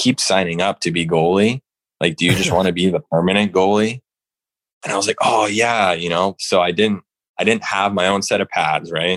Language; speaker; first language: English; native; English